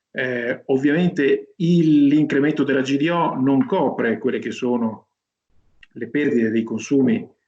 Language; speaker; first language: Italian; native; Italian